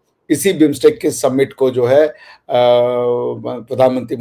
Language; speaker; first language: Hindi; native; Hindi